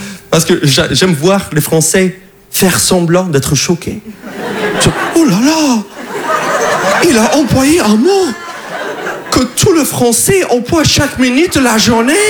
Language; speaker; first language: French; non-native, fluent; English